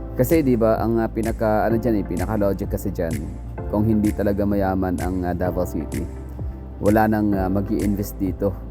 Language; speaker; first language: Filipino; non-native, local second language; Cebuano